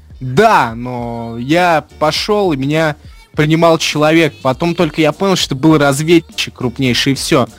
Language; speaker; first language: Russian; non-native, fluent; English